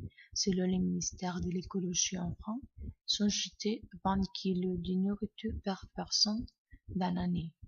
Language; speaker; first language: French; non-native, learner; Spanish